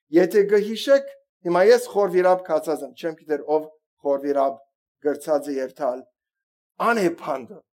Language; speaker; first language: Armenian; early bilingual, heritage; Armenian